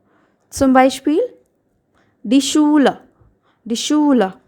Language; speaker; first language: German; non-native, fluent; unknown